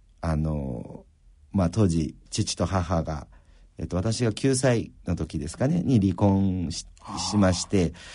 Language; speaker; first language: Japanese; early bilingual, other home language; Chinese